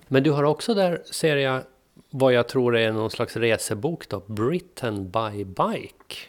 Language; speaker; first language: Swedish; native; Swedish